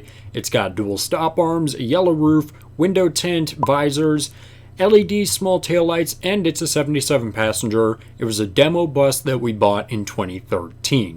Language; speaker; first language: English; native; English